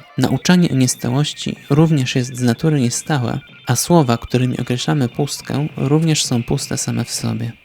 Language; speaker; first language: Polish; native; Polish